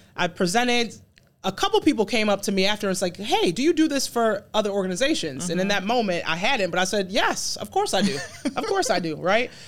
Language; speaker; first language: English; early bilingual, other home language; Akan